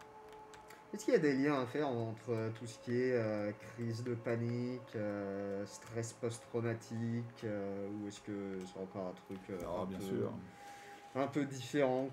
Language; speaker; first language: French; native; French